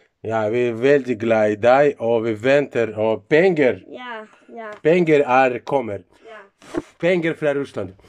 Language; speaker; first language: Swedish; non-native, learner; Russian